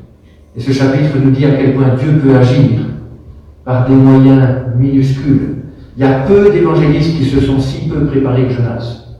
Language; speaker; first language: French; native; French